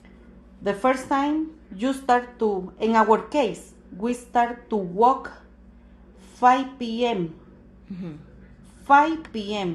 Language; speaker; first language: English; non-native, learner; Spanish